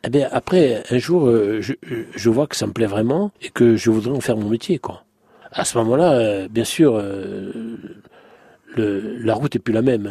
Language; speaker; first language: French; native; French